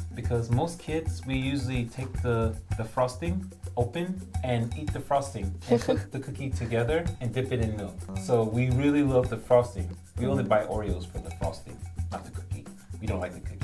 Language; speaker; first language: English; native; English